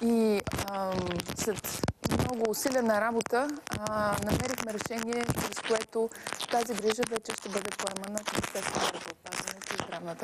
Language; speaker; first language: Bulgarian; native; Bulgarian